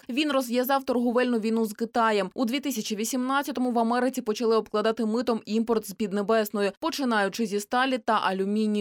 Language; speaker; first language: Ukrainian; native; Ukrainian